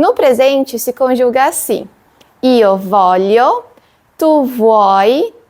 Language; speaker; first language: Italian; non-native, fluent; Portuguese